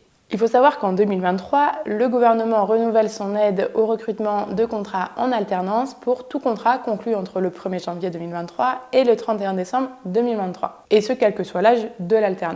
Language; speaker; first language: French; native; French